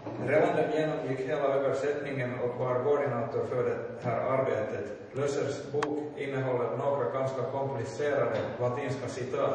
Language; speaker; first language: Swedish; non-native, local second language; Finnish